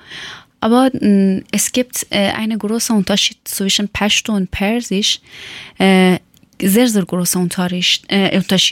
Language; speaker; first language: German; non-native, learner; Persian